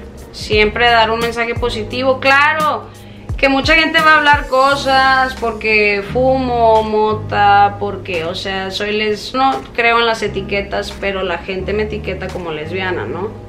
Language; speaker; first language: Spanish; native; Spanish